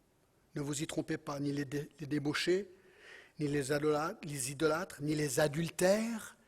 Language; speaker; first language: French; non-native, fluent; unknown